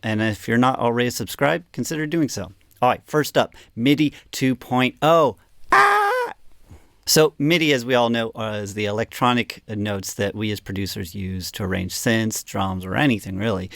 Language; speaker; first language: English; native; English